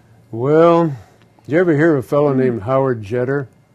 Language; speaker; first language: English; native; English